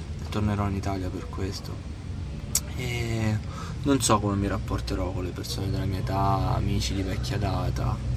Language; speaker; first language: Italian; native; Italian